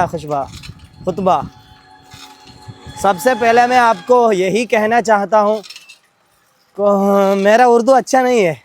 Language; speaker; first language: Hindi; non-native, local second language; Malayalam